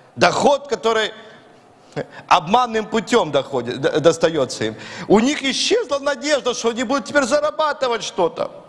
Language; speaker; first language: Russian; native; Russian